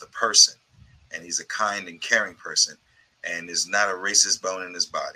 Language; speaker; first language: English; native; English